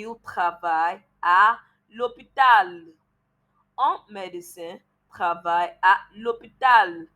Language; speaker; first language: French; non-native, learner; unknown